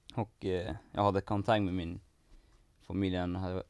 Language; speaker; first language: Swedish; non-native, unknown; Persian